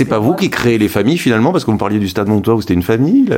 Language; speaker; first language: French; native; French